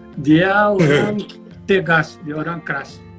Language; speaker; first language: Indonesian; non-native, fluent; Portuguese